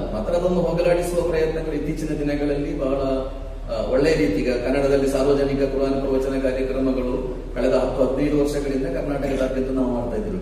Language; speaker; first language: Kannada; non-native, local second language; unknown